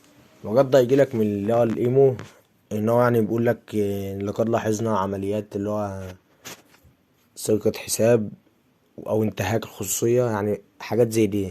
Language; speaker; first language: Arabic; native; Arabic